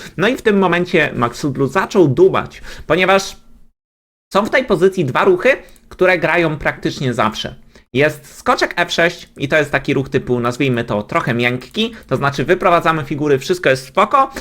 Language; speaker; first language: Polish; native; Polish